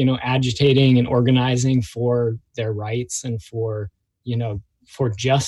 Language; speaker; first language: English; native; English